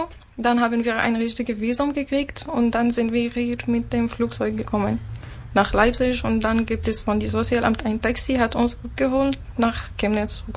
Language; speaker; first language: German; non-native, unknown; Arabic